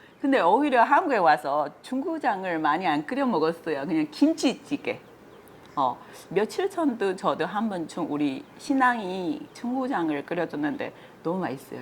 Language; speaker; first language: Korean; non-native, fluent; Chinese